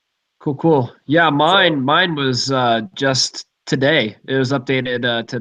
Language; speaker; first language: English; native; English